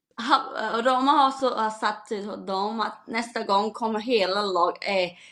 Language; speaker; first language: Swedish; non-native, learner; Portuguese